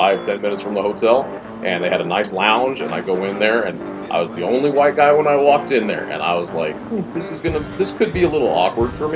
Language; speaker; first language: English; native; English